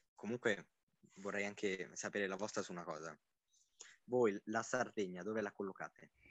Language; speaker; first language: Italian; native; Italian